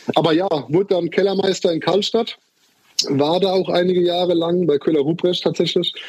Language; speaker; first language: German; native; German